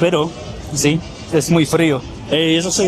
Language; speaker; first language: Spanish; non-native, learner; Polish